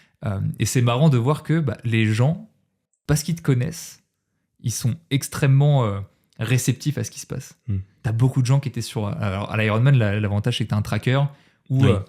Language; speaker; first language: French; native; French